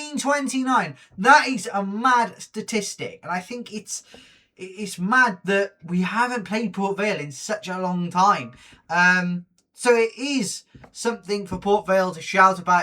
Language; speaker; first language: English; native; English